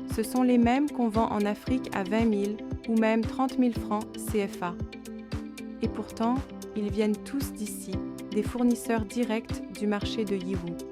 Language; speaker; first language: French; non-native, fluent; Chinese